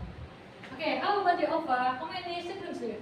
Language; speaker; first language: English; non-native, fluent; Indonesian